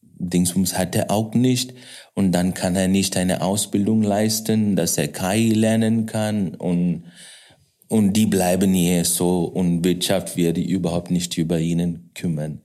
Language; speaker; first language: German; non-native, fluent; Kannada